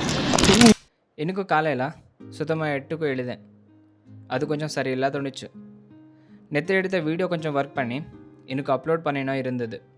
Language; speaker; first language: Tamil; non-native, learner; Telugu